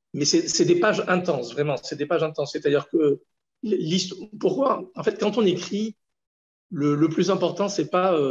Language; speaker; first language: French; native; French